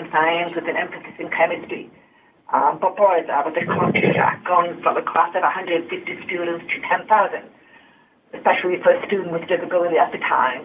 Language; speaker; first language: English; early bilingual, other home language; Hungarian